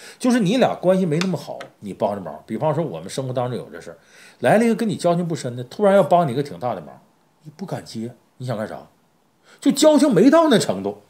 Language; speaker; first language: Chinese; native; Chinese